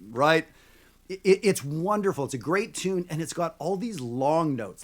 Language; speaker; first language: English; native; English